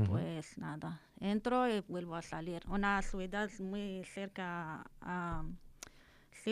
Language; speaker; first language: Spanish; non-native, learner; Arabic